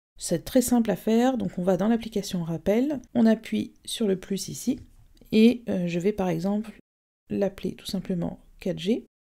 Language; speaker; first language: French; native; French